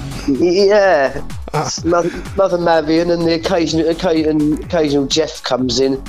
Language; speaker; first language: English; native; English